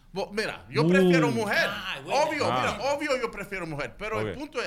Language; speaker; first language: Spanish; early bilingual, heritage; Spanish